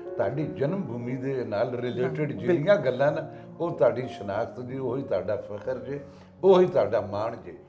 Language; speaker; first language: Punjabi; native; Punjabi